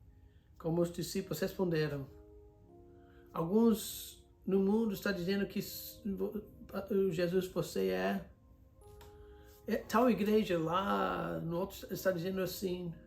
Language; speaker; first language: Portuguese; non-native, fluent; English